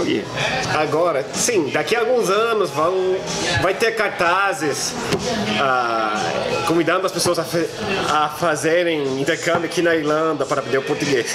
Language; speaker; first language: Portuguese; non-native, fluent; English